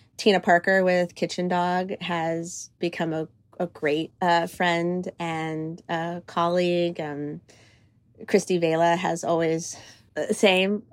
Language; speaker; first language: English; early bilingual, other home language; Greek